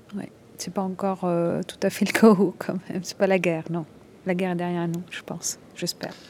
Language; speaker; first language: French; non-native, local second language; Arabic